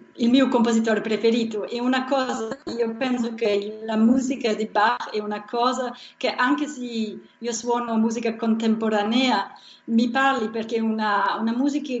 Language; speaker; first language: Italian; non-native, fluent; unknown